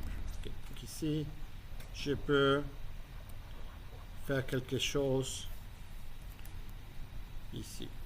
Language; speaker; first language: French; non-native, fluent; Spanish